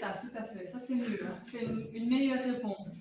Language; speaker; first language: French; native; French